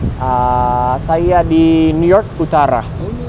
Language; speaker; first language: Indonesian; non-native, learner; English